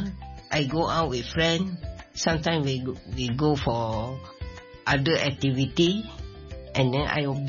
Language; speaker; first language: English; non-native, local second language; Min Nan Chinese